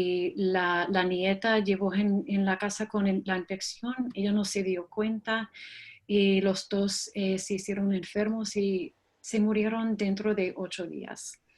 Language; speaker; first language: Spanish; non-native, fluent; English